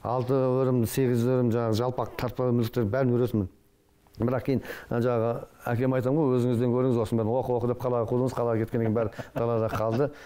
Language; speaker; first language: Kazakh; native; Kazakh